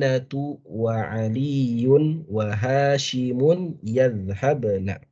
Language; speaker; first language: Arabic; non-native, fluent; Indonesian